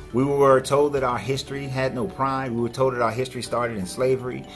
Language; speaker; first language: English; native; English